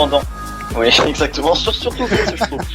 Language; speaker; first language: French; native; French